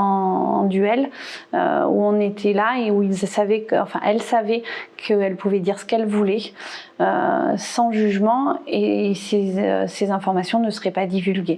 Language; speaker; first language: French; native; French